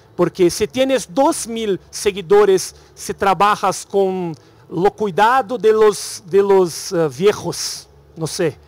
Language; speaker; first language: Spanish; non-native, learner; Portuguese